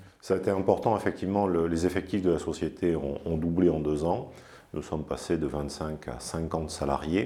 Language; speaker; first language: French; native; French